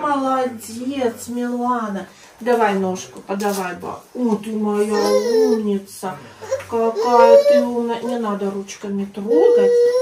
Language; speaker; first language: Russian; native; Russian